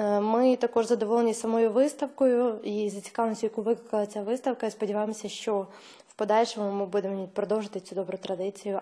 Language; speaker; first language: Ukrainian; native; Ukrainian